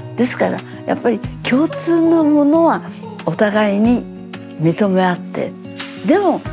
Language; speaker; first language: Japanese; native; Japanese